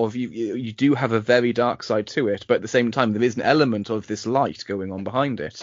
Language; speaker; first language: English; native; English